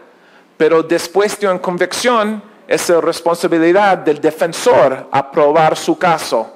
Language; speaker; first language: Spanish; non-native, learner; English